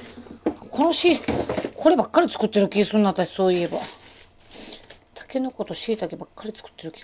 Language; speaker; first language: Japanese; native; Japanese